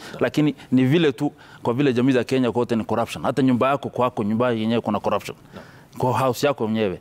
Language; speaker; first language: Swahili; non-native, local second language; Somali